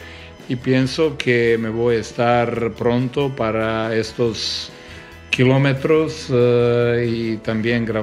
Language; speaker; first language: Spanish; non-native, learner; Croatian